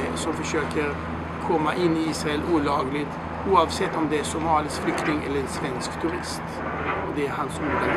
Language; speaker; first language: Swedish; non-native, fluent; Hebrew